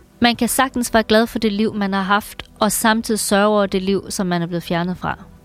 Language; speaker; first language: Danish; native; Danish